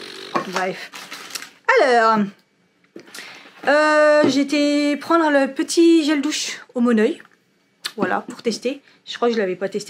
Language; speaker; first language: French; native; French